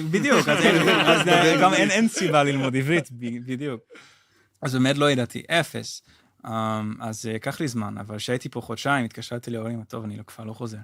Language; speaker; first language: Hebrew; non-native, fluent; Dutch